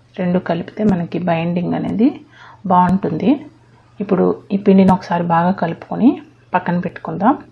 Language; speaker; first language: Telugu; native; Telugu